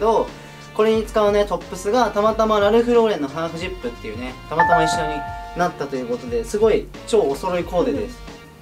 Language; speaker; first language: Japanese; native; Japanese